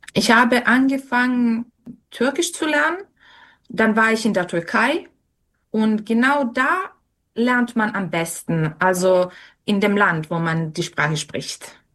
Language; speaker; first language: German; non-native, fluent; Serbian